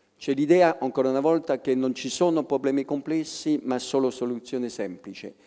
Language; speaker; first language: Italian; non-native, fluent; French